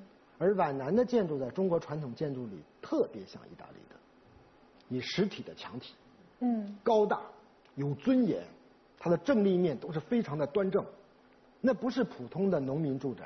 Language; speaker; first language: Chinese; native; Chinese